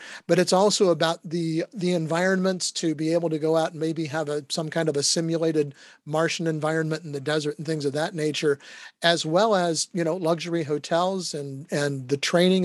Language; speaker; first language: English; native; English